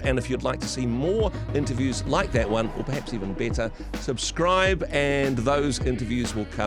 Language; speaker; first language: English; native; English